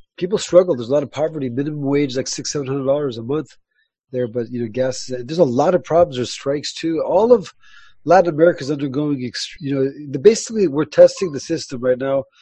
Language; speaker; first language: English; early bilingual, other home language; Spanish